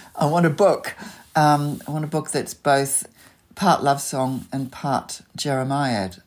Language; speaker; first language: English; native; English